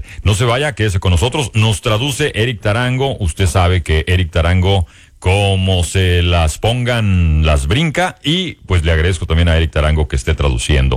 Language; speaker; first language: Spanish; native; Spanish